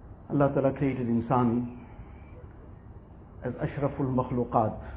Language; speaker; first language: English; native; English